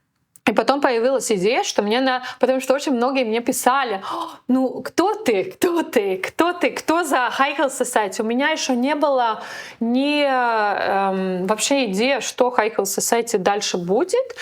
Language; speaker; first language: Russian; non-native, local second language; Latvian